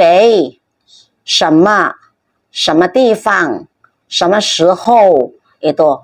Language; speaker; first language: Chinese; non-native, fluent; Indonesian